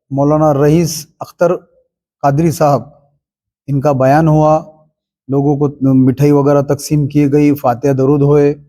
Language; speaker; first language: Urdu; native; Urdu